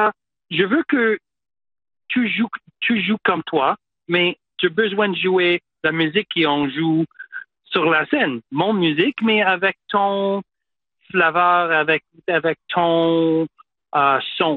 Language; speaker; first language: French; non-native, fluent; English